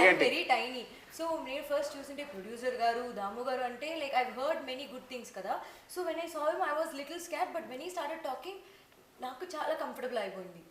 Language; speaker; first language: Telugu; non-native, learner; Tamil